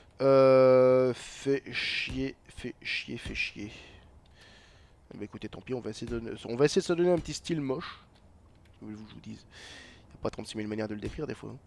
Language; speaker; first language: French; native; French